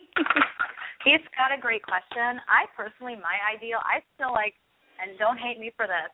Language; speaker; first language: English; early bilingual, other home language; Hindi